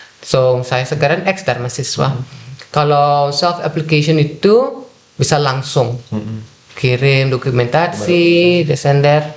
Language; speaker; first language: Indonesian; non-native, fluent; Dutch